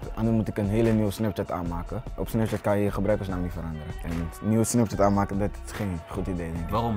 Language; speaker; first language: Dutch; early bilingual, other home language; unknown